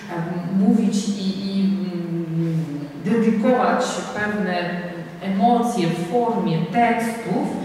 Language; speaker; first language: Polish; non-native, fluent; Georgian